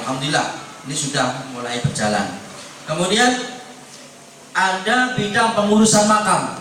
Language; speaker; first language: Indonesian; native; Indonesian